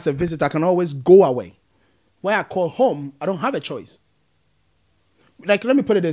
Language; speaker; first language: English; non-native, local second language; Akan